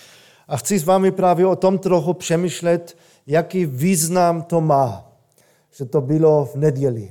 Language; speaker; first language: Czech; non-native, fluent; German